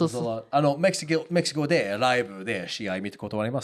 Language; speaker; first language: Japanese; non-native, fluent; English